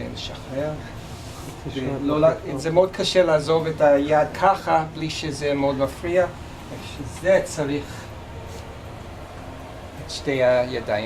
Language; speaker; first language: Hebrew; non-native, fluent; English